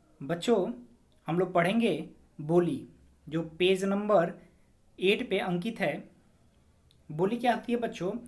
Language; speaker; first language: Hindi; native; Hindi